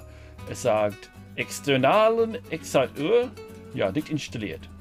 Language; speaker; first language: German; non-native, fluent; English